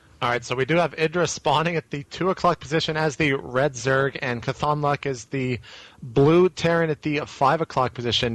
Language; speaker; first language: English; native; English